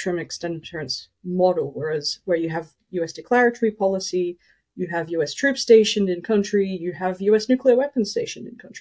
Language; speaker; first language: English; native; English